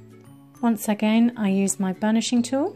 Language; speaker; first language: English; native; English